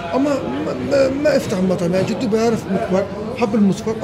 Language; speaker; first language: Arabic; early bilingual, heritage; Turkish